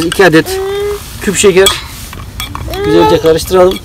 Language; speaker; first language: Turkish; native; Turkish